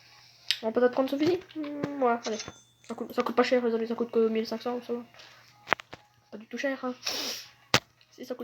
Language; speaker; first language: French; native; French